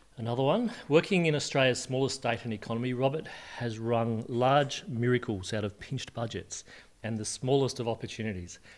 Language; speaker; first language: English; native; English